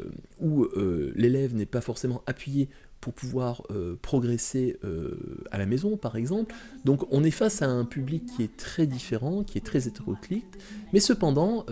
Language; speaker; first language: French; native; French